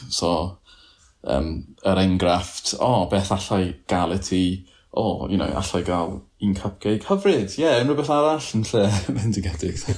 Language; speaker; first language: Welsh; non-native, learner; English